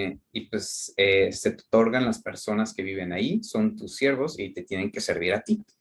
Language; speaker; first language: Spanish; native; Spanish